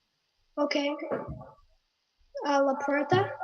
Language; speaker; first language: Spanish; non-native, learner; English